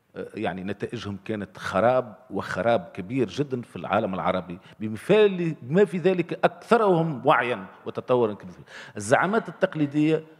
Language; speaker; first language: Arabic; native; Arabic